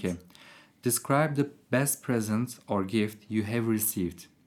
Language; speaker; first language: English; non-native, fluent; Turkish